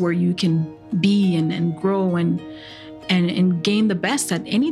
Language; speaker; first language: English; native; English